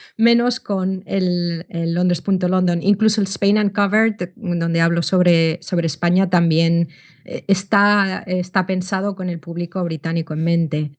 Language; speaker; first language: Spanish; native; Spanish